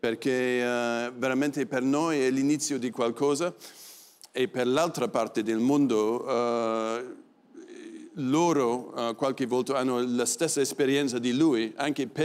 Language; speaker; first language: Italian; non-native, learner; English